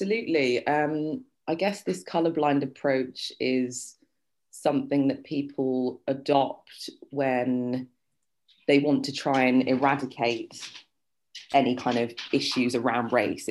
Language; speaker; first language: English; native; English